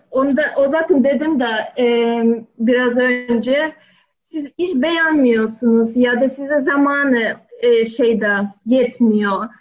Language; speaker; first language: Turkish; non-native, learner; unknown